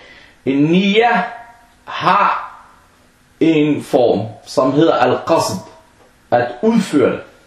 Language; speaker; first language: Danish; non-native, fluent; Arabic